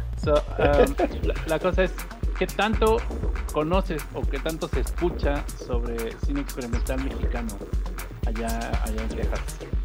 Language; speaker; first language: Spanish; native; Spanish